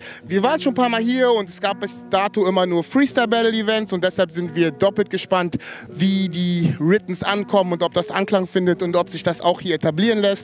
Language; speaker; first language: German; native; German